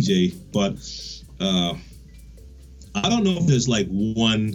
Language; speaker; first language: English; non-native, fluent; Dutch